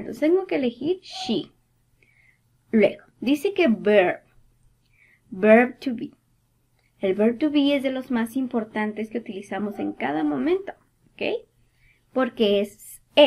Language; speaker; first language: Spanish; native; Spanish